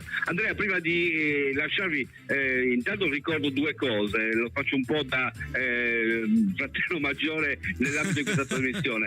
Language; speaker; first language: Italian; native; Italian